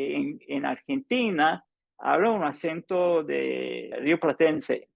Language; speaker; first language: Spanish; non-native, fluent; English